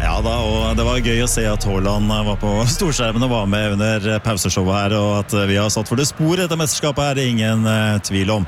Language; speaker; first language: Norwegian; native; Norwegian